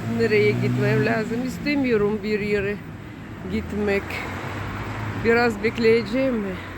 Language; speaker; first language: Turkish; non-native, learner; Russian